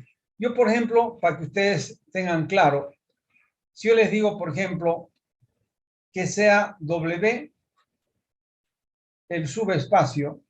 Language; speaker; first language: Spanish; native; Spanish